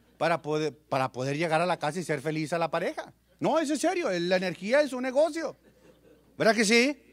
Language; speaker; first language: Spanish; native; Spanish